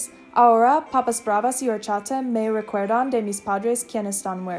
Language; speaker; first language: Spanish; non-native, learner; English